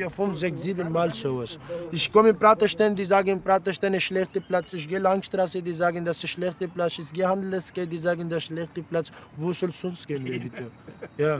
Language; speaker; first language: German; non-native, learner; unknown